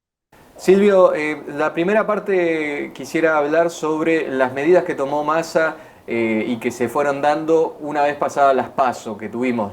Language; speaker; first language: Spanish; native; Spanish